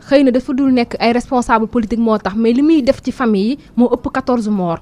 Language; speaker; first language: Wolof; native; Wolof